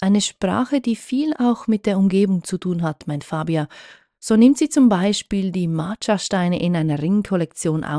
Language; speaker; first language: German; native; German